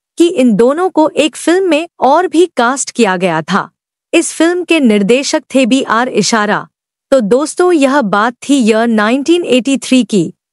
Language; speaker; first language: Hindi; native; Hindi